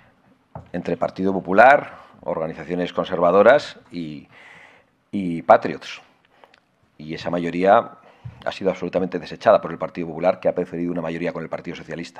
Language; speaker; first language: Spanish; native; Spanish